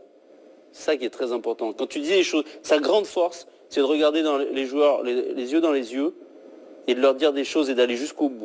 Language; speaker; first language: French; native; French